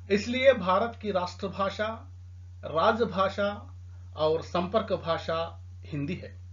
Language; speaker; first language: Hindi; non-native, local second language; Telugu